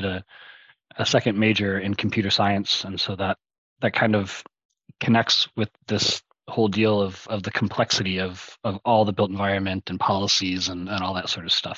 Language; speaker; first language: English; native; English